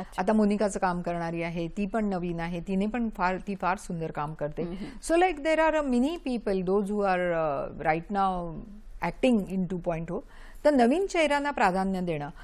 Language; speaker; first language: Marathi; native; Marathi